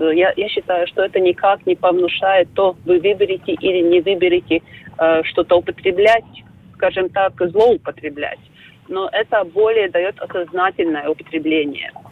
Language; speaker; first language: Russian; non-native, local second language; Latvian